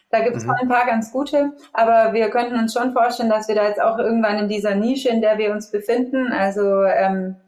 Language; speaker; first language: German; native; German